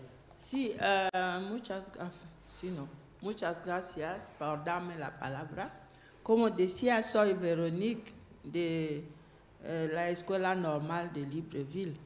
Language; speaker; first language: Spanish; non-native, fluent; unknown